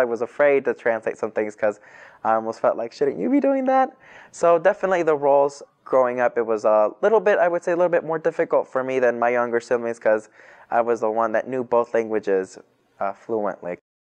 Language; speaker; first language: English; early bilingual, other home language; Spanish